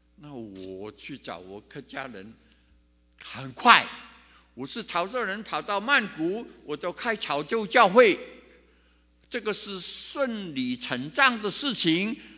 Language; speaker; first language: Chinese; non-native, local second language; Cantonese